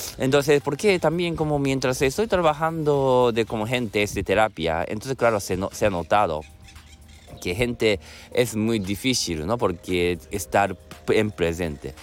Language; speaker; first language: Spanish; non-native, learner; Japanese